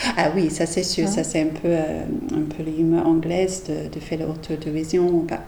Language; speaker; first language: French; non-native, fluent; English